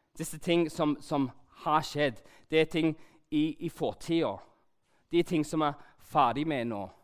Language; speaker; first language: Norwegian; non-native, learner; English